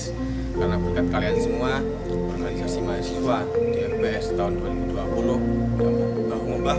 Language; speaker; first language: Indonesian; non-native, local second language; Javanese